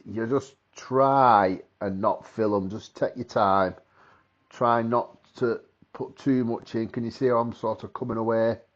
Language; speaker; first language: English; native; English